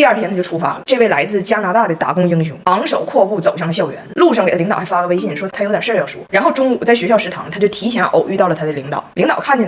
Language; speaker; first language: Chinese; native; Chinese